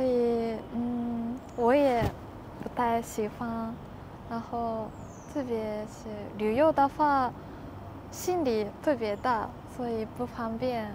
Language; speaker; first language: Chinese; non-native, learner; Japanese